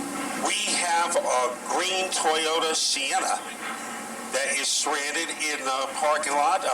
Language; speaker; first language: English; native; English